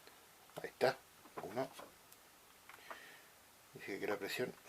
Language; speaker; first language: Spanish; native; Spanish